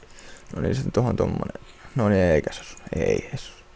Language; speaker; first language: Finnish; native; Finnish